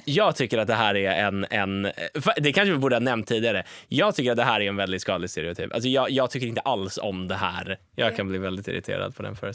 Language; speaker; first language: Swedish; native; Swedish